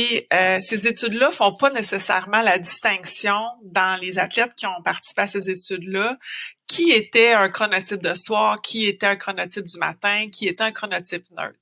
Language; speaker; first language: French; native; French